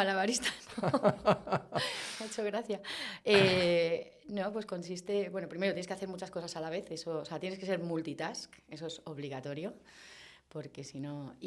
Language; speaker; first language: Spanish; native; Spanish